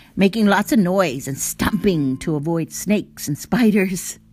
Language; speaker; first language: English; early bilingual, other home language; Spanish